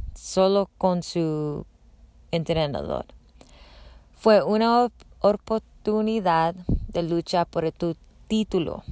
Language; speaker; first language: Spanish; non-native, learner; English